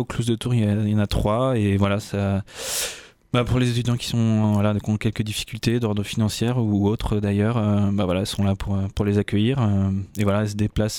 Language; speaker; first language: French; native; French